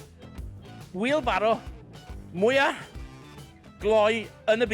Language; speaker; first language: Welsh; native; Welsh